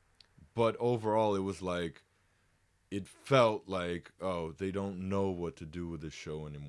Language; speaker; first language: English; native; English